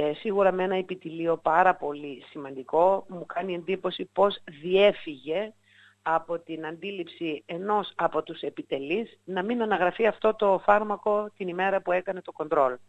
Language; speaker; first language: Greek; native; Greek